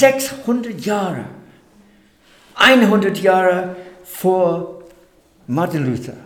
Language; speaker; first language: German; non-native, fluent; English